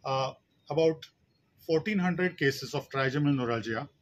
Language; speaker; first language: English; non-native, local second language; Marathi